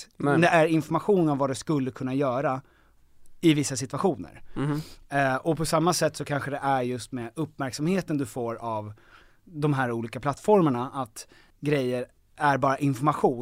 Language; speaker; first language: Swedish; native; Swedish